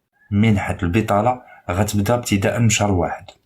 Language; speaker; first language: Arabic; native; Arabic